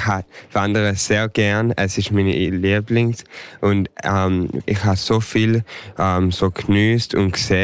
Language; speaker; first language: German; early bilingual, heritage; English